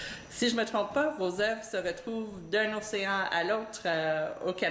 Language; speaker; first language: French; native; French